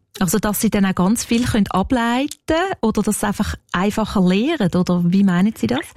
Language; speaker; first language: German; native; German